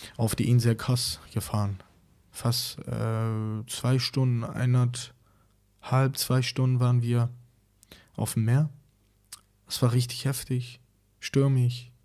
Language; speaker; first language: German; non-native, fluent; Persian